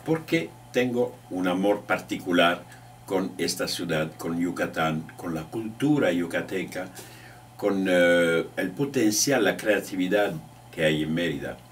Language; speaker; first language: Spanish; non-native, fluent; French